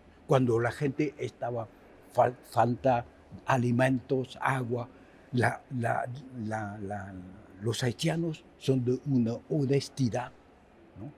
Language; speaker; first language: Spanish; non-native, fluent; Haitian Creole